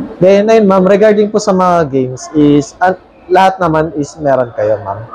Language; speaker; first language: Filipino; native; Filipino